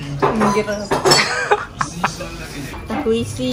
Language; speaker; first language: Indonesian; non-native, learner; Japanese